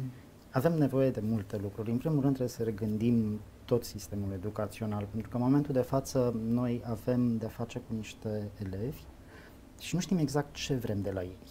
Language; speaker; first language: Romanian; native; Romanian